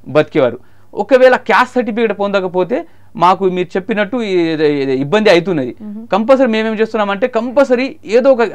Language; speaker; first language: Telugu; non-native, local second language; Marathi